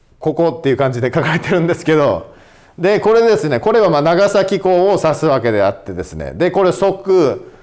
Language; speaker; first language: Japanese; native; Japanese